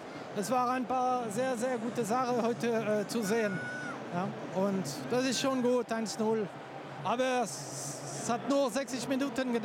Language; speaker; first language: German; non-native, fluent; French